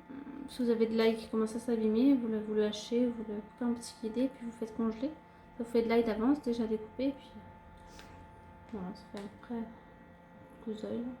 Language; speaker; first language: French; native; French